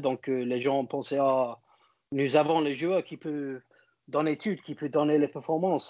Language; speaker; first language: French; non-native, learner; English